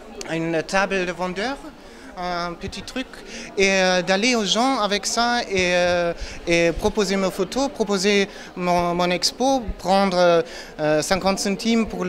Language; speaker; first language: French; non-native, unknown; German